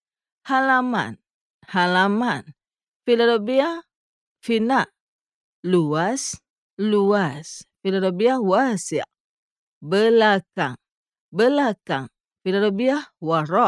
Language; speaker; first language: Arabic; non-native, fluent; Indonesian